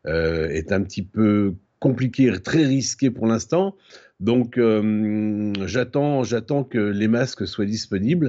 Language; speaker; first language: French; native; French